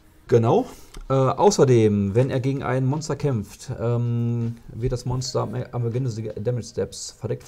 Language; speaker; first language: German; native; German